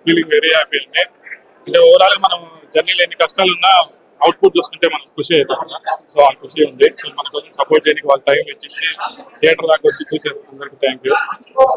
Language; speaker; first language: Telugu; native; Telugu